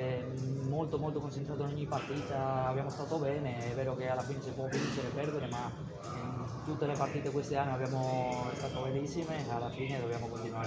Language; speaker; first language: Italian; non-native, fluent; Spanish